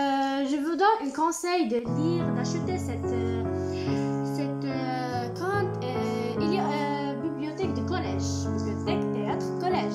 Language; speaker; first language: French; non-native, learner; Arabic